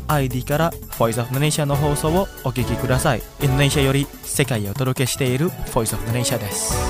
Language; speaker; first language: Japanese; non-native, fluent; Indonesian